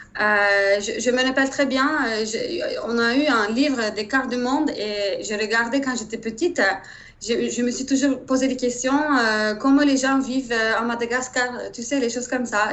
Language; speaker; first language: French; non-native, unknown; Turkish